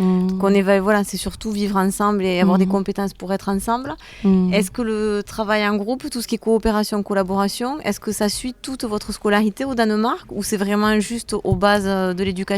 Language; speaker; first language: French; native; French